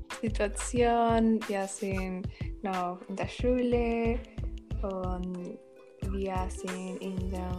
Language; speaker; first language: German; non-native, learner; Spanish